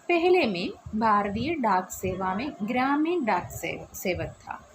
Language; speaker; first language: Hindi; non-native, local second language; Malayalam